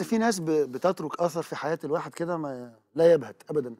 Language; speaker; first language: Arabic; native; Arabic